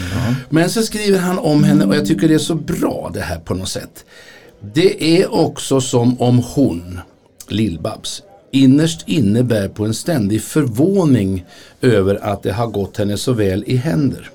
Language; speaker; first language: Swedish; native; Swedish